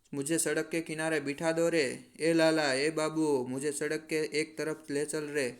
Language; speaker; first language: Hindi; non-native, local second language; Gujarati